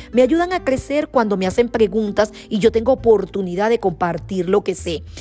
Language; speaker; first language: Spanish; native; Spanish